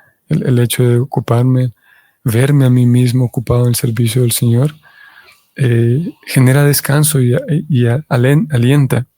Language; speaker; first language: Spanish; native; Spanish